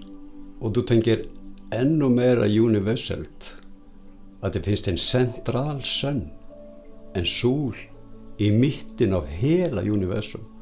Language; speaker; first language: Swedish; non-native, fluent; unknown